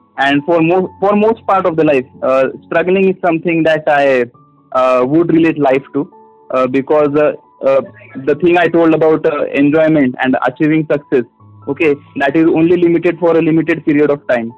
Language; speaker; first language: English; non-native, local second language; Marathi